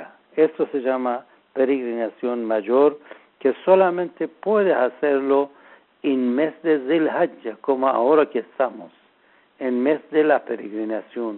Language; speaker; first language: Spanish; non-native, learner; Persian